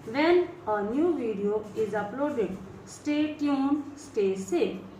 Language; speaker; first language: English; non-native, local second language; Punjabi